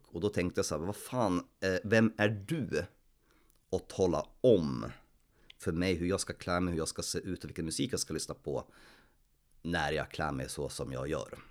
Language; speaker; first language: Swedish; early bilingual, other home language; Polish